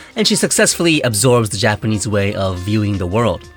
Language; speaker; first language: English; non-native, fluent; Japanese